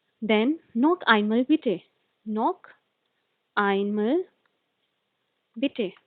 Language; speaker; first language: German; non-native, learner; Hindi